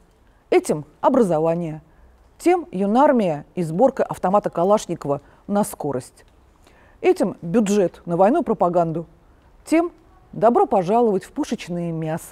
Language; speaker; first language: Russian; native; Russian